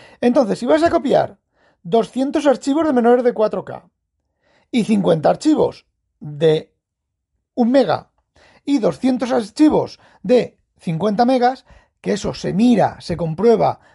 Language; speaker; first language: Spanish; native; Spanish